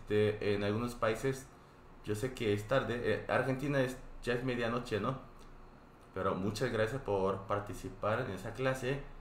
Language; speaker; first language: Spanish; non-native, fluent; Korean